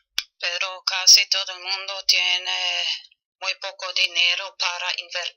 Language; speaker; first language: Spanish; non-native, learner; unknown